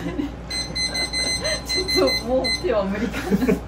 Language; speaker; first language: Japanese; native; Japanese